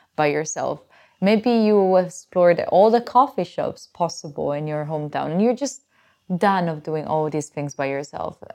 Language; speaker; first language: English; non-native, fluent; Italian